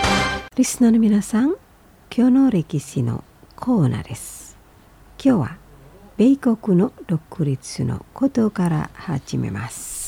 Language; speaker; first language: Japanese; non-native, fluent; Indonesian